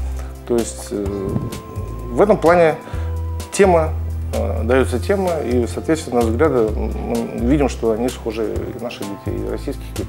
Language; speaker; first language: Russian; native; Russian